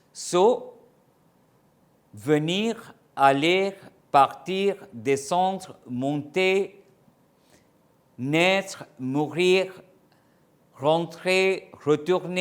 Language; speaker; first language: French; non-native, fluent; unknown